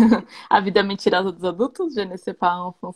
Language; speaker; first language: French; non-native, learner; Portuguese